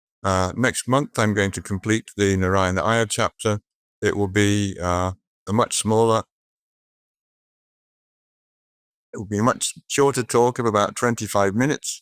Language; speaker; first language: English; native; English